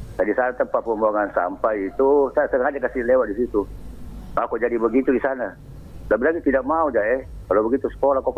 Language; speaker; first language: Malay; non-native, local second language; Buginese